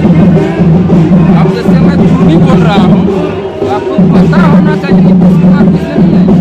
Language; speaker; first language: Hindi; non-native, local second language; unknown